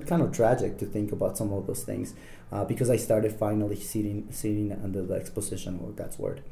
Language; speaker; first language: English; non-native, fluent; Spanish